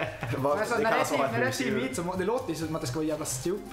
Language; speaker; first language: Swedish; native; Swedish